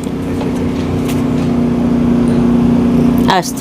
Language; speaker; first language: Dutch; non-native, learner; Indonesian